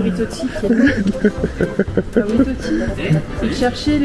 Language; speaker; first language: French; native; French